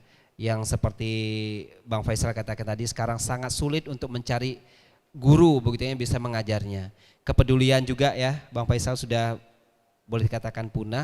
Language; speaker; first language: Malay; native; Malay